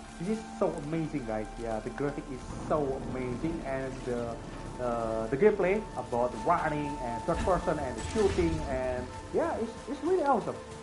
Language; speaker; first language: English; non-native, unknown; Indonesian